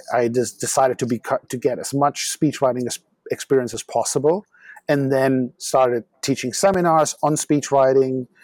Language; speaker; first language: English; non-native, fluent; German